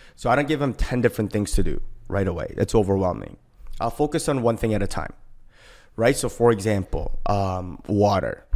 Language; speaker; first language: English; early bilingual, other home language; Korean